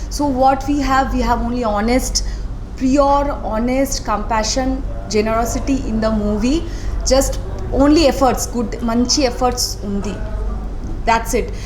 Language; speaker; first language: English; non-native, local second language; Bangla